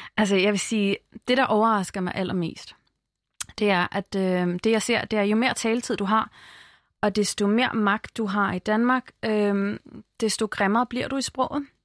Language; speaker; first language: Danish; early bilingual, other home language; Arabic